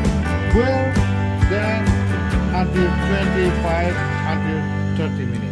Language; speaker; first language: English; non-native, learner; Indonesian